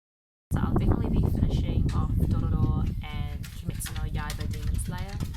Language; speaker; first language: English; early bilingual, other home language; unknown